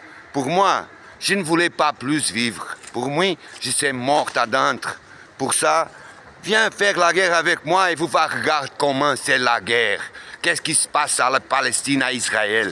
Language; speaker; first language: French; non-native, learner; Portuguese